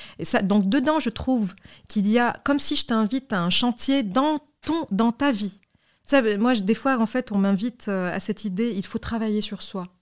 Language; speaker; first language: French; non-native, local second language; Arabic